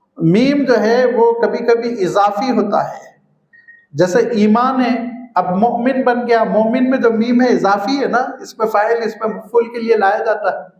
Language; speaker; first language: Urdu; native; Urdu